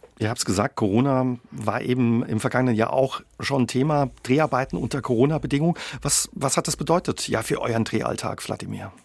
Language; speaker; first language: German; native; German